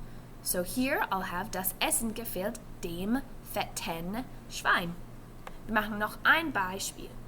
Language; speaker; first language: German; non-native, fluent; English